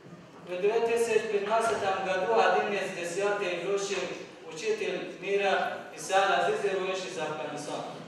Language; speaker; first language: Russian; non-native, learner; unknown